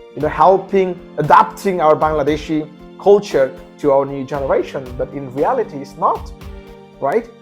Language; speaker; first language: English; non-native, local second language; Bangla